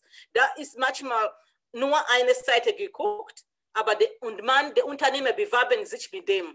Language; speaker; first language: German; non-native, learner; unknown